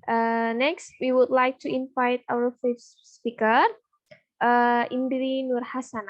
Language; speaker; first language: English; non-native, fluent; Indonesian